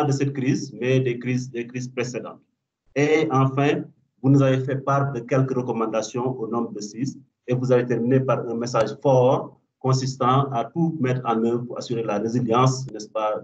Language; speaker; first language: French; non-native, local second language; Wolof